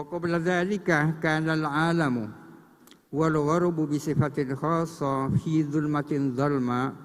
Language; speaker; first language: Arabic; non-native, fluent; Indonesian